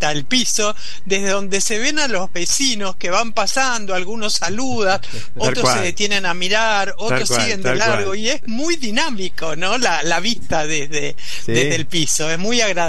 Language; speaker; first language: Spanish; native; Spanish